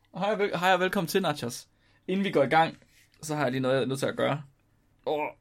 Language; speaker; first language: Danish; native; Danish